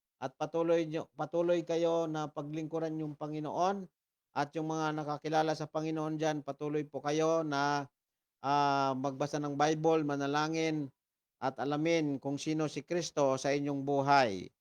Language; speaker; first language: Filipino; non-native, local second language; Hiligaynon